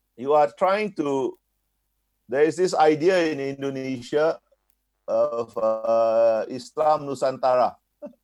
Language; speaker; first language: English; native; English